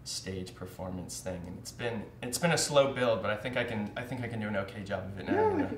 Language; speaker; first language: English; native; English